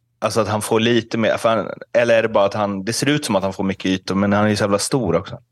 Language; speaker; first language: Swedish; native; Swedish